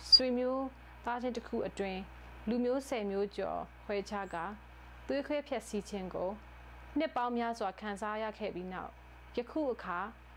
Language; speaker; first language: Burmese; non-native, local second language; Tedim Chin